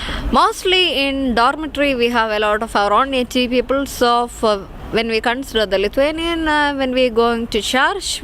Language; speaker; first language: English; non-native, fluent; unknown